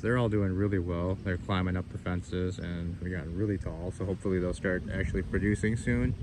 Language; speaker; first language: English; native; English